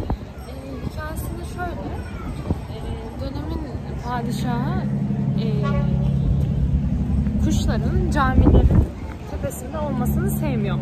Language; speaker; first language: Turkish; native; Turkish